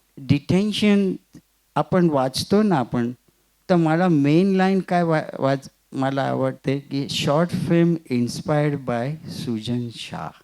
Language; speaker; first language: Marathi; non-native, local second language; Gujarati